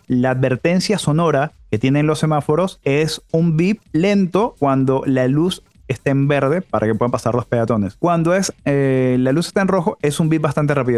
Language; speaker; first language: Spanish; native; Spanish